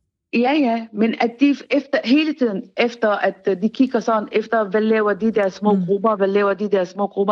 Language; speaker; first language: Danish; non-native, learner; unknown